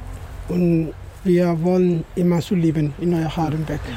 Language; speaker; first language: German; non-native, learner; Somali